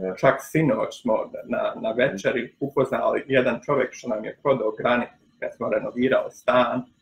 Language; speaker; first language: Croatian; early bilingual, other home language; Bosnian